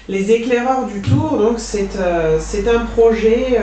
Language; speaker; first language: French; native; French